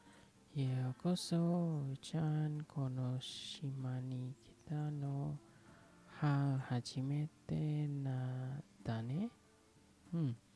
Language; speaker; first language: Japanese; non-native, learner; English